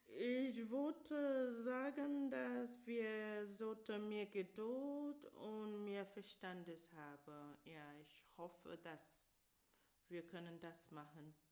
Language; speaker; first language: German; non-native, learner; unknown